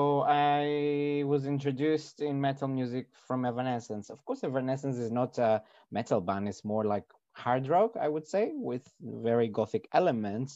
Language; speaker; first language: English; non-native, fluent; Greek